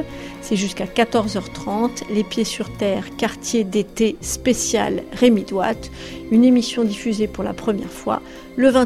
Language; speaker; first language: French; native; French